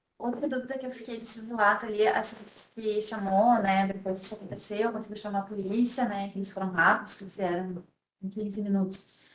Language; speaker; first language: Portuguese; native; Portuguese